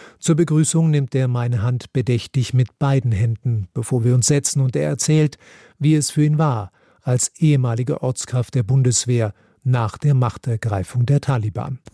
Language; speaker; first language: German; native; German